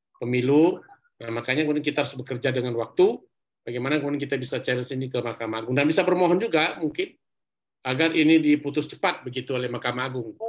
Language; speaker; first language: Indonesian; native; Indonesian